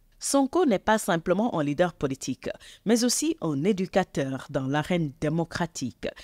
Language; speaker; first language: French; non-native, local second language; Wolof